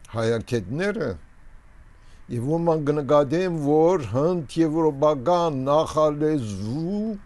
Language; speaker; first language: Armenian; early bilingual, heritage; Armenian